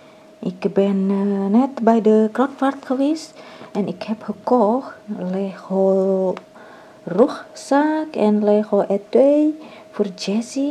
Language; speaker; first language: Dutch; non-native, learner; Indonesian